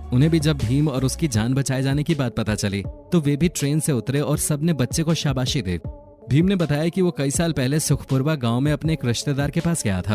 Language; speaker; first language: Hindi; native; Hindi